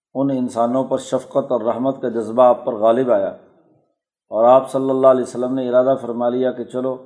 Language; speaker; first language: Urdu; non-native, local second language; Punjabi